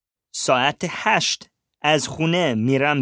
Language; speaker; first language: Persian; non-native, learner; English